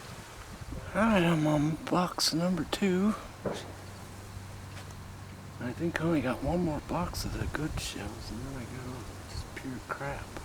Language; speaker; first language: English; native; English